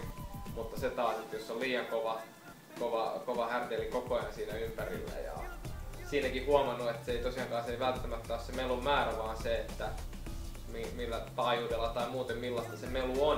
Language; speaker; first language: Finnish; native; Finnish